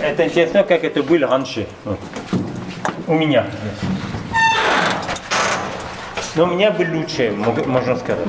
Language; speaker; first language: Russian; non-native, learner; French